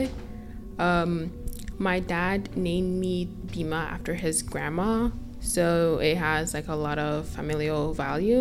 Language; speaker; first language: English; non-native, local second language; Akan